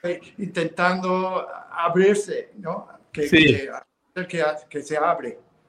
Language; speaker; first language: Spanish; non-native, fluent; English